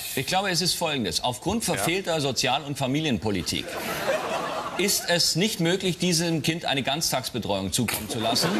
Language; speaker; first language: German; native; German